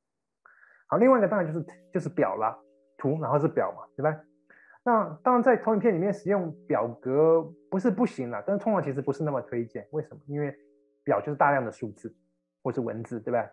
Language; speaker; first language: Chinese; native; Chinese